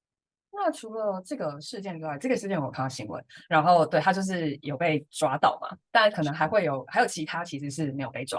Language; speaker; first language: Chinese; native; Chinese